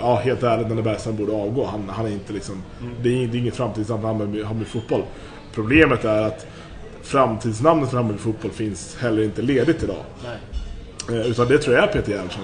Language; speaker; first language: Swedish; native; Swedish